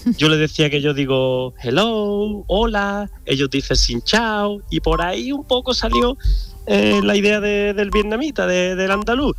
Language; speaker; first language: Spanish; native; Spanish